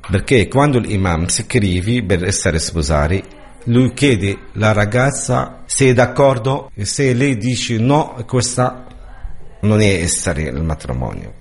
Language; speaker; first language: Italian; non-native, learner; Arabic